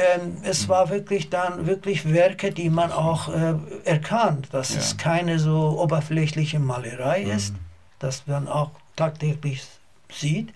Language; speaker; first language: German; non-native, learner; Azerbaijani